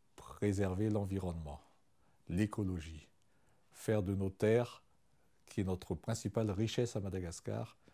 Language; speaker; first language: French; non-native, local second language; Malagasy